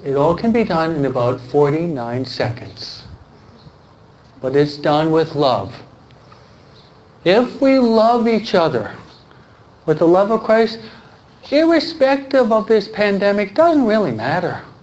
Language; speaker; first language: English; native; English